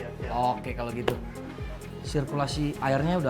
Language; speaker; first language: Indonesian; native; Indonesian